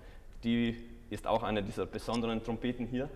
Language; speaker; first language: German; non-native, local second language; Italian